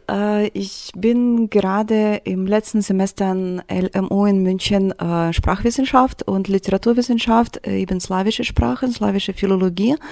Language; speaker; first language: German; non-native, fluent; Russian